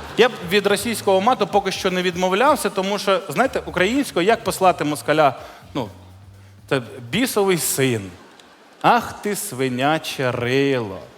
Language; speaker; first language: Ukrainian; non-native, local second language; Russian